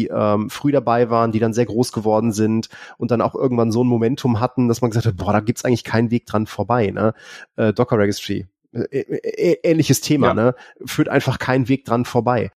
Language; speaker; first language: German; native; German